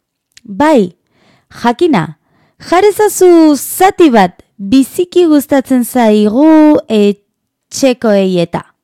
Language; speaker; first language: Basque; non-native, learner; Spanish